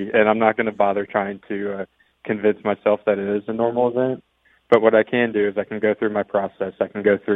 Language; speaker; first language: English; native; English